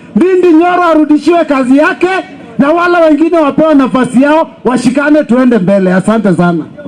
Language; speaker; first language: Swahili; non-native, local second language; Kikuyu